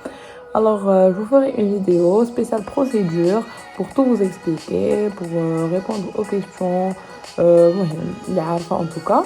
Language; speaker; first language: French; non-native, local second language; Arabic